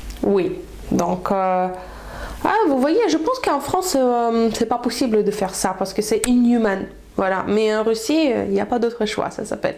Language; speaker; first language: French; non-native, fluent; Russian